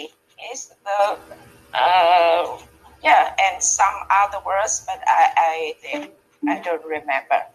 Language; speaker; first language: English; non-native, learner; Vietnamese